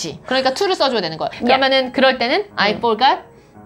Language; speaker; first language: Korean; native; Korean